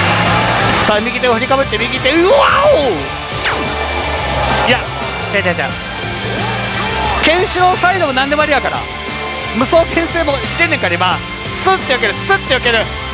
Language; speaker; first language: Japanese; native; Japanese